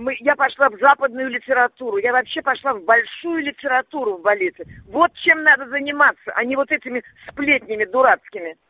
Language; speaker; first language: Russian; native; Russian